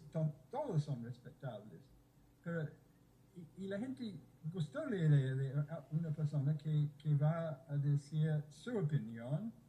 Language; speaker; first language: Spanish; non-native, fluent; English